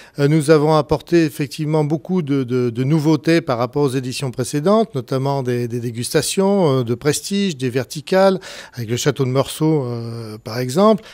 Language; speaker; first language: French; native; French